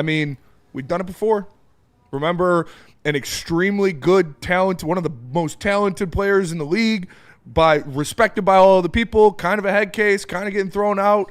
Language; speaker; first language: English; native; English